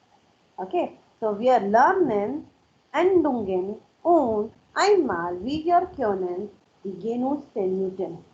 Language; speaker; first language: German; non-native, learner; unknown